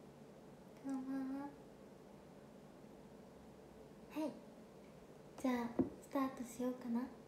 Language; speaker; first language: Japanese; native; Japanese